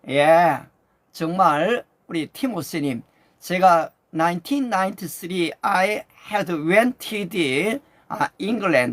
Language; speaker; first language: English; non-native, learner; Korean